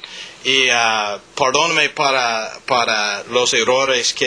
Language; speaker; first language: Spanish; non-native, learner; English